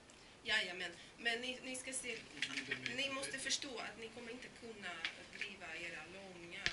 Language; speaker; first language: Swedish; non-native, fluent; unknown